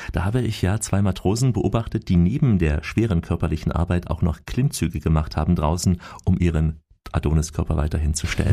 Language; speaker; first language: German; native; German